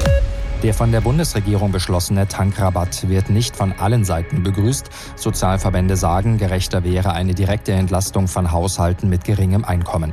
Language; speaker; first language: German; native; German